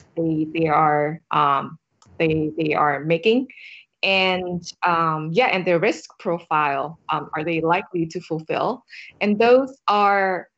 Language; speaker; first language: English; non-native, fluent; Vietnamese